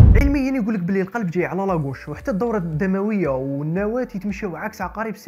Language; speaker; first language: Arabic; native; Arabic